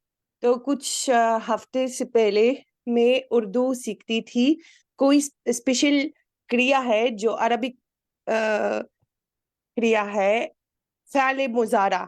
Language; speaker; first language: Hindi; non-native, fluent; Arabic